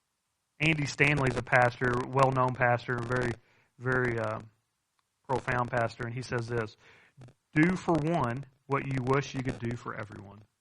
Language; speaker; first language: English; native; English